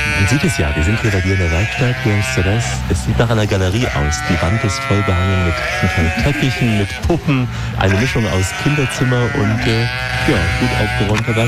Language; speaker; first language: German; native; German